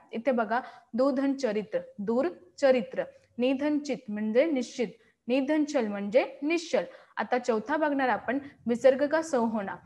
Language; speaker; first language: Marathi; non-native, local second language; Hindi